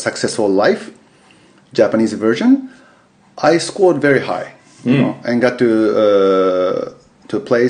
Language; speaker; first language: English; non-native, fluent; Japanese